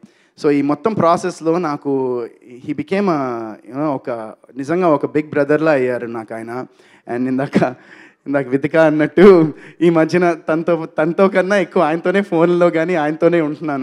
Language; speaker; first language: Telugu; native; Telugu